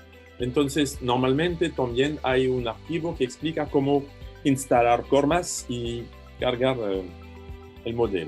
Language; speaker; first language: Spanish; non-native, fluent; French